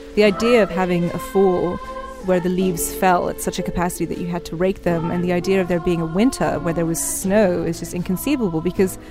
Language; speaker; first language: English; early bilingual, other home language; Spanish